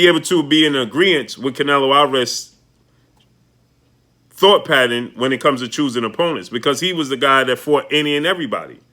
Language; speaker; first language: English; native; English